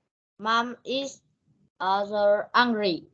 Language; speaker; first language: English; non-native, learner; Vietnamese